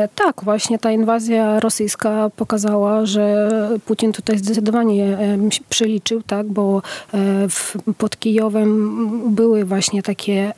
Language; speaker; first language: Polish; non-native, fluent; Ukrainian